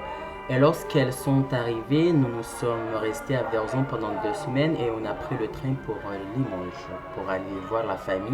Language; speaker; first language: French; non-native, local second language; Comorian